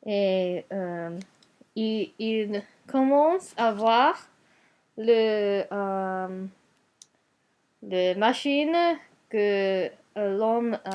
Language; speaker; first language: French; non-native, learner; Japanese